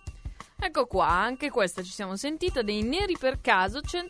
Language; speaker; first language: Italian; native; Italian